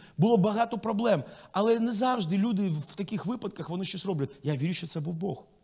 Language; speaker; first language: Ukrainian; non-native, local second language; Russian